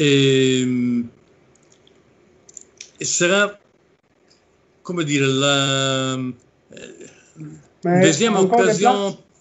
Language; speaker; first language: French; non-native, fluent; Italian